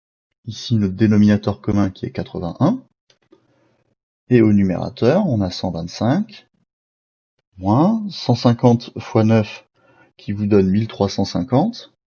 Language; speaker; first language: French; native; French